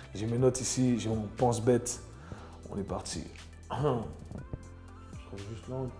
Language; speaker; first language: French; native; French